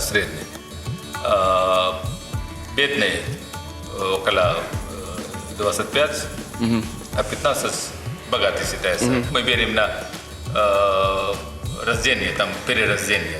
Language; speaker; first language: Russian; non-native, fluent; Nepali